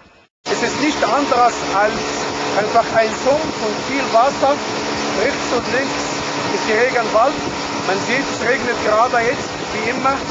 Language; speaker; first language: German; non-native, fluent; Arabic